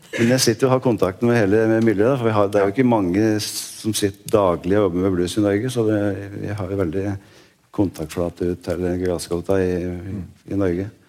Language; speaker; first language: Norwegian; native; Norwegian